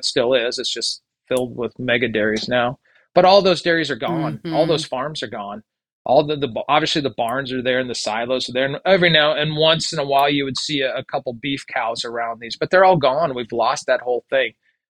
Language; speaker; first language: English; native; English